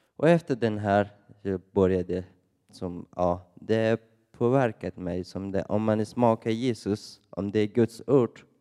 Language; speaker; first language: Swedish; non-native, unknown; Persian